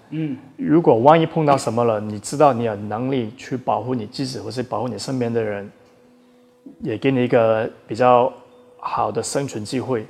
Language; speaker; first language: Chinese; early bilingual, heritage; Chinese